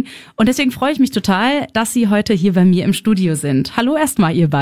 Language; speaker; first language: German; native; German